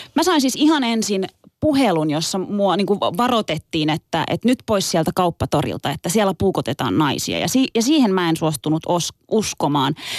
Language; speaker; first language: Finnish; early bilingual, other home language; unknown